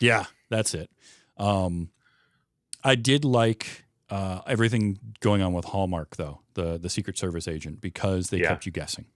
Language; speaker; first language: English; native; English